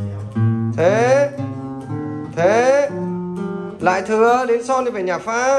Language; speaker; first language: Vietnamese; native; Vietnamese